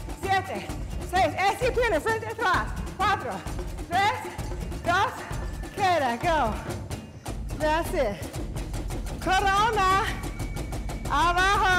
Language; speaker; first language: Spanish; non-native, learner; English